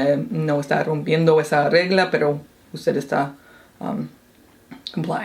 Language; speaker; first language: Spanish; non-native, fluent; English